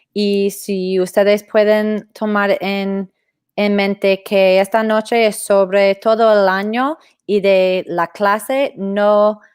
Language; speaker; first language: Spanish; non-native, fluent; English